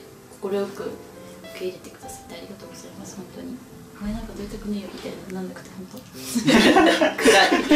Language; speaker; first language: Japanese; native; Japanese